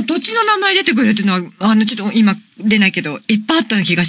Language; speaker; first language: Japanese; native; Japanese